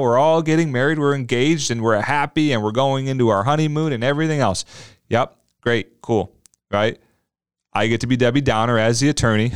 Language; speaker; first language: English; native; English